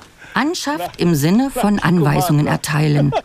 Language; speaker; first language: German; native; German